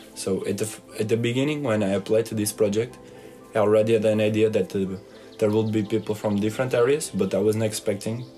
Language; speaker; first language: English; non-native, fluent; Portuguese